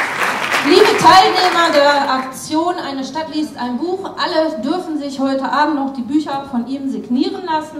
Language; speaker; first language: German; native; German